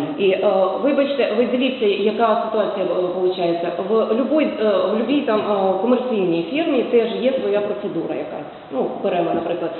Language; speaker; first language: Ukrainian; non-native, local second language; Russian